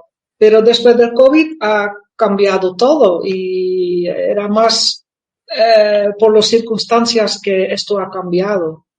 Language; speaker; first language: Spanish; non-native, fluent; Dutch